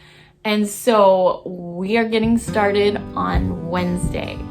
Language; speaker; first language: English; native; English